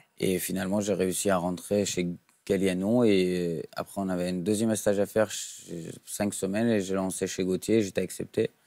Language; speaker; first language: French; non-native, fluent; Persian